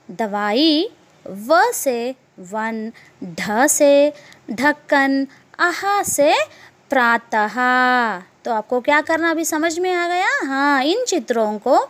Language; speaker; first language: Hindi; non-native, local second language; Telugu